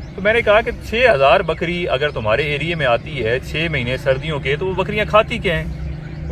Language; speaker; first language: Urdu; non-native, local second language; Punjabi